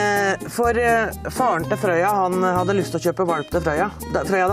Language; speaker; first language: Norwegian; native; Norwegian